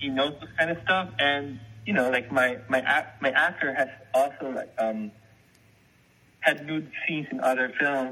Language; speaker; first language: English; non-native, local second language; Filipino